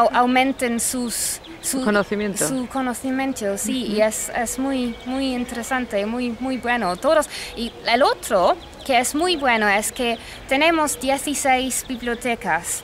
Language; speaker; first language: Spanish; non-native, fluent; English